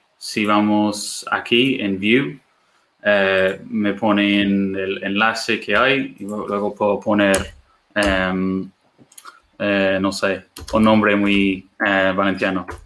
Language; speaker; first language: Spanish; non-native, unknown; English